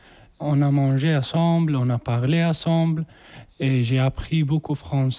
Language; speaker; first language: French; non-native, learner; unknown